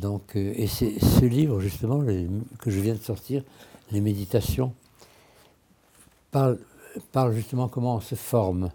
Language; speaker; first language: French; early bilingual, other home language; Russian